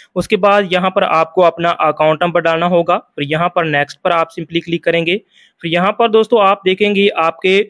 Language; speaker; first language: Hindi; non-native, local second language; Punjabi